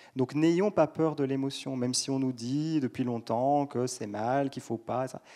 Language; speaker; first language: French; native; French